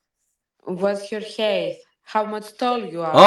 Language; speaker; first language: English; non-native, learner; Greek